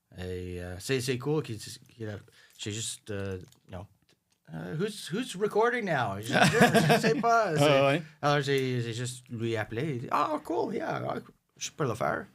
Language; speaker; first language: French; non-native, local second language; English